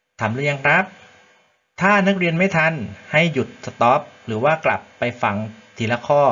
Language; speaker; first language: Thai; native; Thai